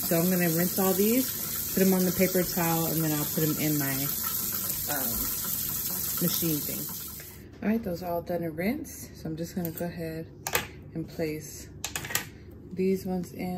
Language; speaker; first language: English; native; English